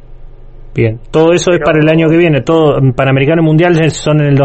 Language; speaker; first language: Spanish; native; Spanish